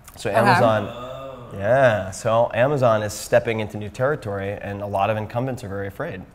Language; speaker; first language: English; native; English